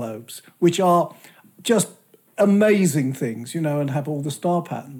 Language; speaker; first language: English; native; English